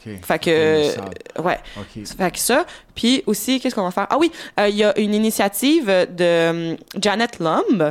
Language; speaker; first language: French; native; French